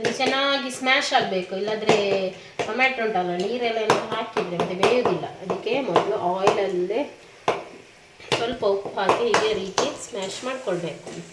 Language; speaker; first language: Kannada; non-native, local second language; Tulu